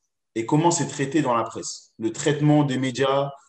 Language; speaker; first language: French; native; French